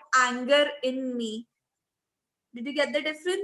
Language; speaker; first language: English; non-native, local second language; Hindi